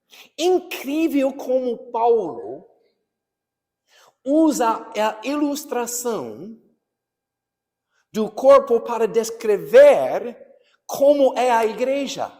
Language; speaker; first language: Portuguese; non-native, fluent; English